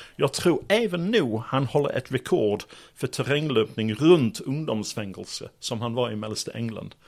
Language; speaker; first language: Swedish; non-native, fluent; English